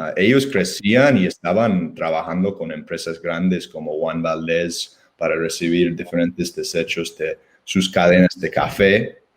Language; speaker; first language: Spanish; non-native, fluent; English